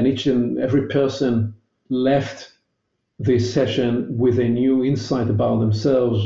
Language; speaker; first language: English; non-native, fluent; Hebrew